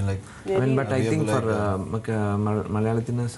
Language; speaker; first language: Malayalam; non-native, learner; Telugu